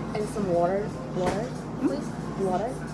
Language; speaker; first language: English; non-native, learner; Korean